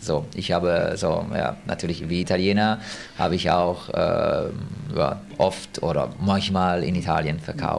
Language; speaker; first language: German; non-native, fluent; Italian